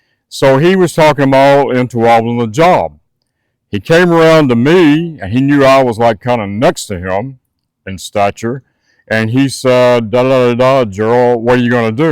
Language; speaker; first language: English; native; English